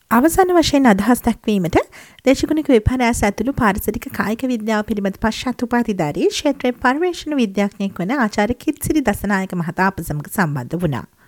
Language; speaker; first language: Sinhala; native; Sinhala